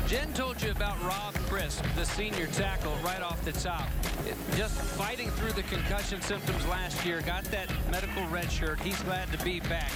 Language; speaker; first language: English; native; English